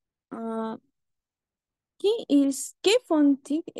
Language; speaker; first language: French; non-native, learner; Spanish